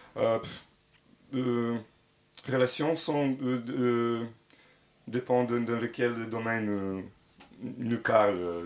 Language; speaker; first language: French; non-native, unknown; Serbian